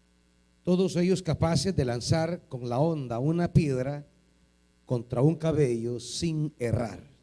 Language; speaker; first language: Spanish; native; Spanish